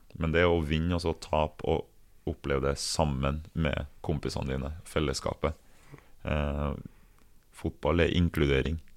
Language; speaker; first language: Norwegian; early bilingual, other home language; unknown